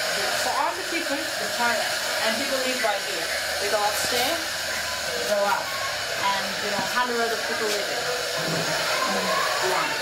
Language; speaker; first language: English; non-native, learner; Vietnamese